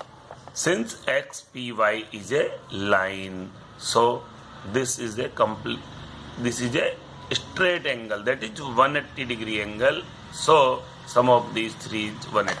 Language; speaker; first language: English; non-native, local second language; Hindi